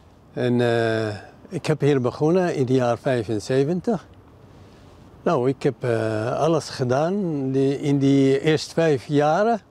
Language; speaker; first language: Dutch; non-native, learner; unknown